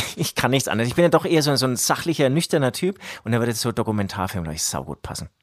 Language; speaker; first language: German; native; German